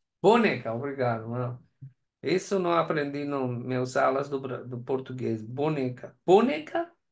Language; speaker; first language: Portuguese; non-native, learner; Persian